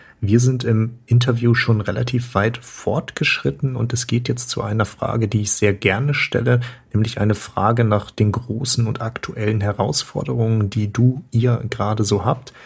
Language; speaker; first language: German; native; German